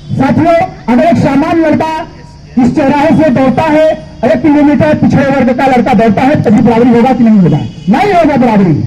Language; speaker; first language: Hindi; native; Hindi